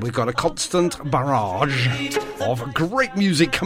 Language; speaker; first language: English; native; English